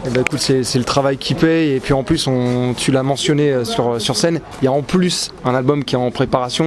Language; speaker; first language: French; native; French